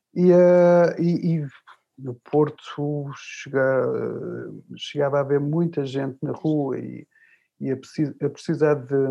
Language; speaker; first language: Portuguese; early bilingual, other home language; English